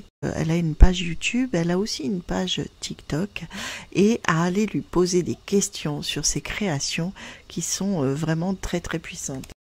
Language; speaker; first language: French; native; French